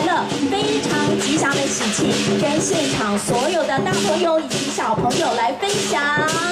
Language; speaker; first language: Chinese; native; Chinese